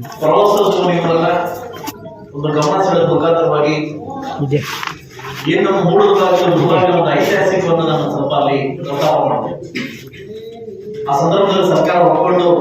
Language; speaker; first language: Kannada; native; Kannada